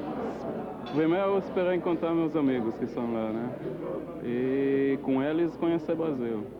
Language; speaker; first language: Portuguese; early bilingual, heritage; Portuguese